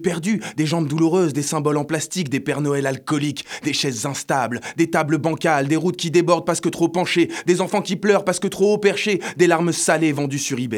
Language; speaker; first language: French; native; French